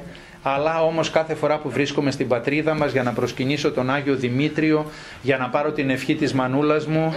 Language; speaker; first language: Greek; native; Greek